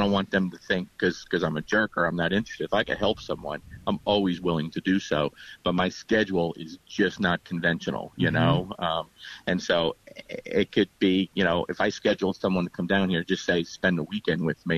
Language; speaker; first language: English; native; English